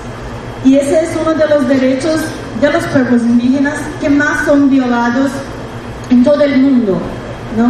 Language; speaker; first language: Spanish; non-native, fluent; Portuguese